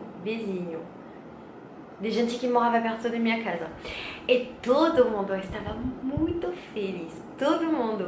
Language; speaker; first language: Portuguese; non-native, learner; French